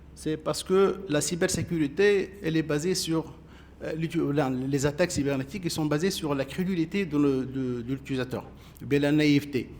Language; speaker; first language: French; non-native, local second language; Arabic